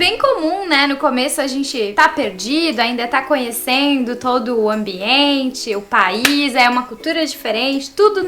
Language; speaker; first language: Portuguese; native; Portuguese